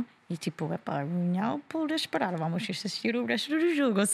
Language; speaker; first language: Portuguese; non-native, learner; English